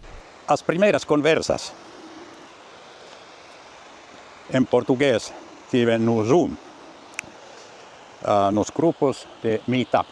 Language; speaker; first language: Portuguese; non-native, learner; Finnish